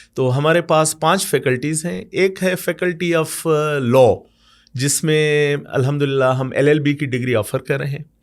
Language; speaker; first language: Urdu; non-native, local second language; Sindhi